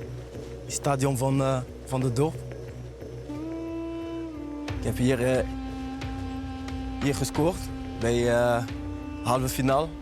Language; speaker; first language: Dutch; non-native, learner; French